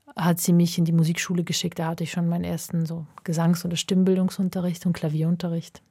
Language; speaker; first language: German; native; German